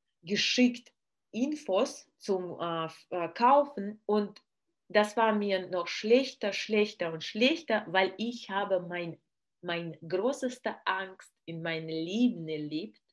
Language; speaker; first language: German; non-native, learner; Russian